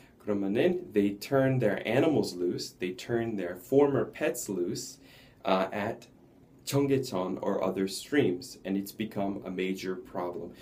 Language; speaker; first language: English; native; English